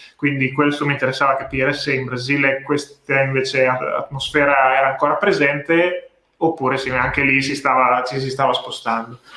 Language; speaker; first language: Italian; native; Italian